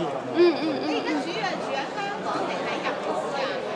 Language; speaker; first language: Cantonese; native; Cantonese